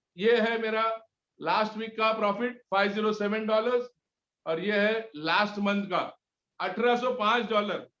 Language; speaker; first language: Hindi; native; Hindi